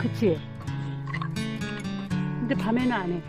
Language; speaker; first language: Korean; native; Korean